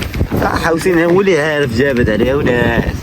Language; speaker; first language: Arabic; native; Arabic